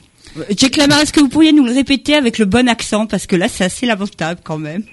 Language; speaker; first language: French; native; French